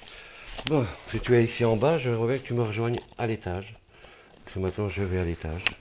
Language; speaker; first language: French; native; French